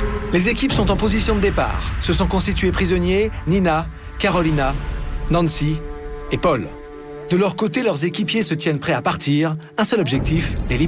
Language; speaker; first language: French; native; French